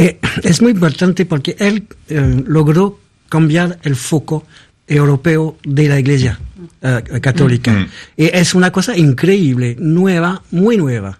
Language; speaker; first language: Spanish; non-native, fluent; French